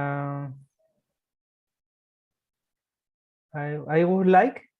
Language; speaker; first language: English; non-native, learner; Spanish